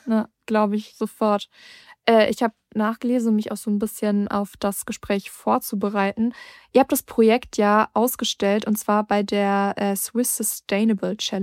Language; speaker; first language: German; native; German